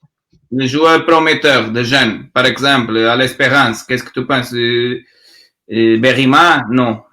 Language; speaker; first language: French; non-native, learner; Portuguese